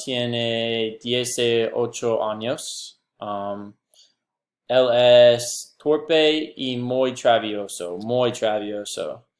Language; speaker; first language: Spanish; non-native, learner; English